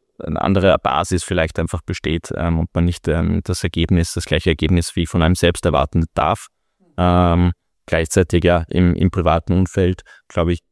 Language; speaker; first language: German; native; German